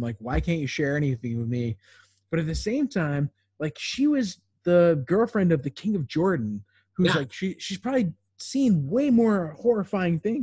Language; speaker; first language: English; native; English